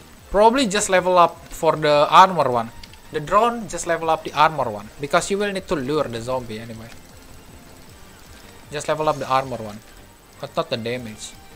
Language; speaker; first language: English; non-native, fluent; Indonesian